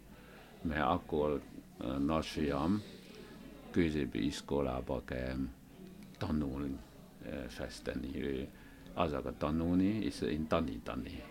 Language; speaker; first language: Hungarian; non-native, learner; Chinese